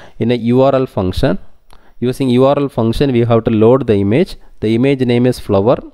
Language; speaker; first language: English; non-native, local second language; Tamil